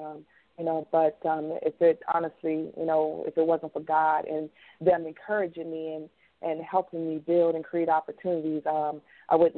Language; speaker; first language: English; native; English